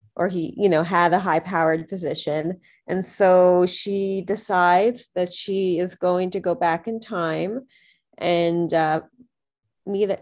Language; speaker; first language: English; native; English